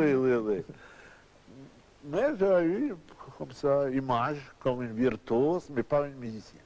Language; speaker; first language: French; non-native, learner; Russian